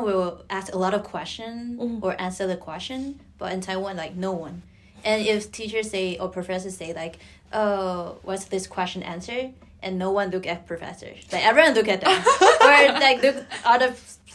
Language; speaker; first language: English; non-native, fluent; Chinese